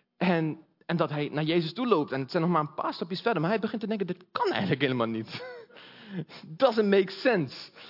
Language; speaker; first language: Dutch; early bilingual, other home language; Portuguese